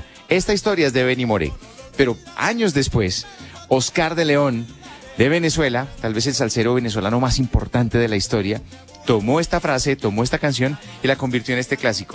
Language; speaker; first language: Spanish; native; Spanish